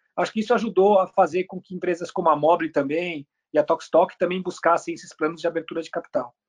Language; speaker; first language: Portuguese; early bilingual, other home language; Spanish